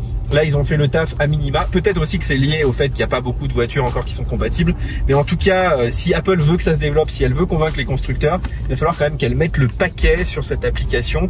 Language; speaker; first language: French; native; French